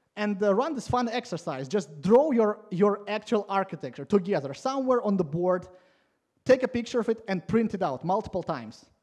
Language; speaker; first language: English; non-native, fluent; Latvian